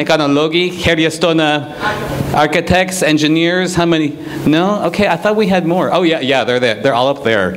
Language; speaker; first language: English; native; English